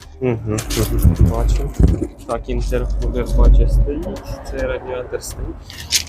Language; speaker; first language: Ukrainian; native; Ukrainian